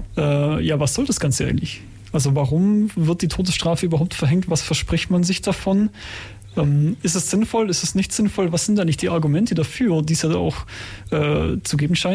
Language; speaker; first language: German; native; German